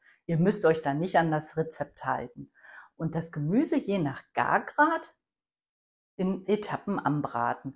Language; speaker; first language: German; native; German